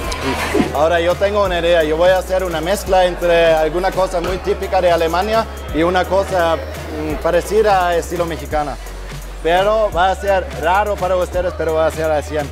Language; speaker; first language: Spanish; non-native, fluent; German